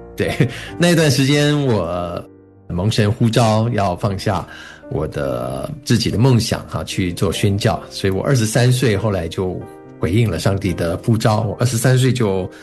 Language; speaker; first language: Chinese; native; Chinese